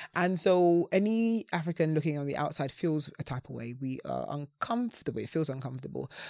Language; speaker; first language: English; native; English